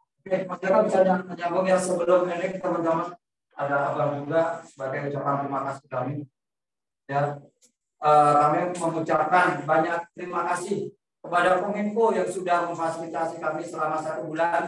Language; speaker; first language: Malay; non-native, local second language; Javanese